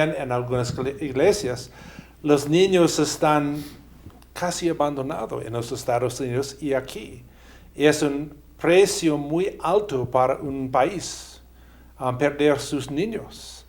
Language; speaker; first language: Spanish; non-native, fluent; English